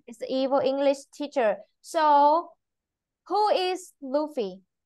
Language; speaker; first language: English; non-native, fluent; Vietnamese